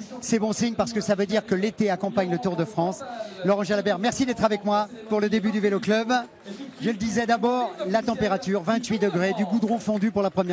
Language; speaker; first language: French; native; French